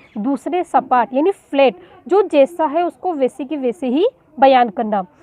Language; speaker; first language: Urdu; native; Urdu